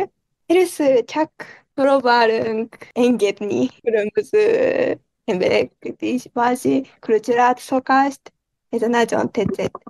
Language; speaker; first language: Hungarian; non-native, learner; Japanese